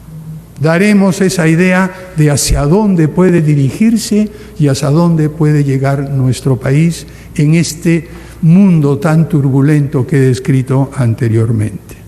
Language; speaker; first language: Spanish; native; Spanish